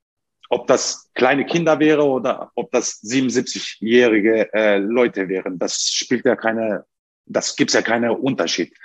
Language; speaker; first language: German; non-native, learner; Turkish